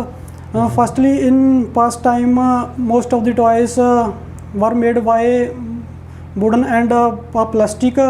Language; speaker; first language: English; non-native, learner; Punjabi